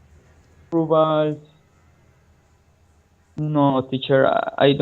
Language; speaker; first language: English; non-native, learner; Spanish